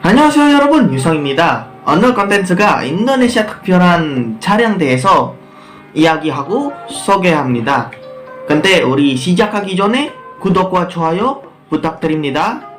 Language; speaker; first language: Korean; non-native, learner; Indonesian